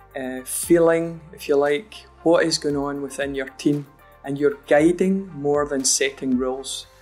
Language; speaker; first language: English; native; English